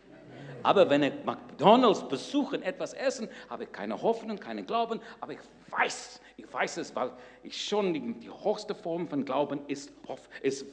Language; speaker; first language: German; non-native, learner; English